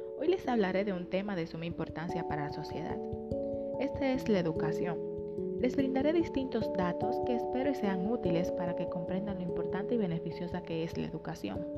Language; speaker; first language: Spanish; native; Spanish